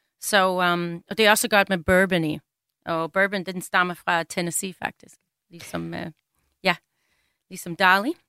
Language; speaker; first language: Danish; non-native, fluent; English